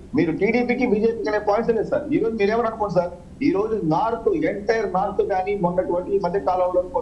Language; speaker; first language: Telugu; native; Telugu